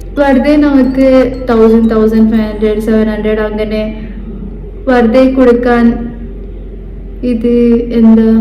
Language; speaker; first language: Malayalam; non-native, fluent; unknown